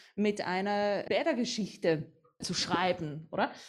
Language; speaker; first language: German; native; German